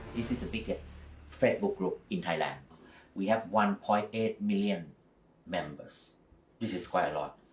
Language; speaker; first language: English; non-native, fluent; Thai